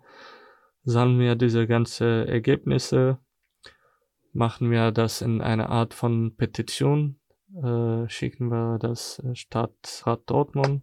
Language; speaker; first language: German; non-native, fluent; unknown